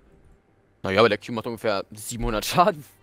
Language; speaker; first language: German; native; German